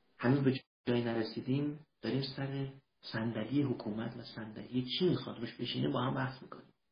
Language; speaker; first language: Persian; early bilingual, heritage; Persian